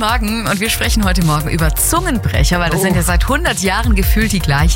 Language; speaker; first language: German; native; German